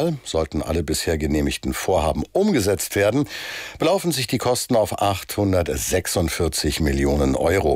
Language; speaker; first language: German; native; German